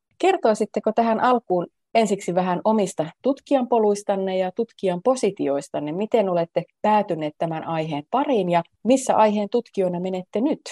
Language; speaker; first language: Finnish; native; Finnish